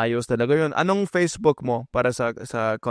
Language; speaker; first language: Filipino; non-native, fluent; English